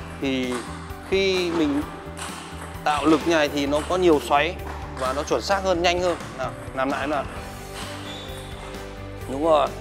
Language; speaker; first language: Vietnamese; native; Vietnamese